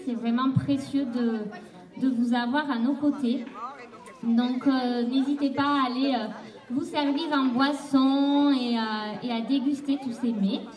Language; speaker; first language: French; native; French